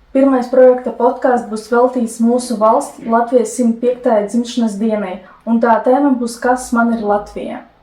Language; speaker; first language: Latvian; non-native, local second language; Russian